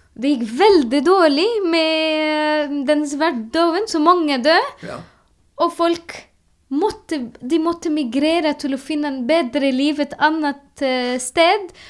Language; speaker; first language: Norwegian; non-native, learner; Arabic